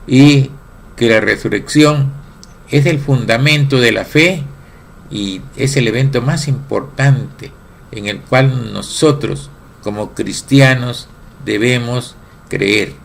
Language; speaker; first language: Spanish; native; Spanish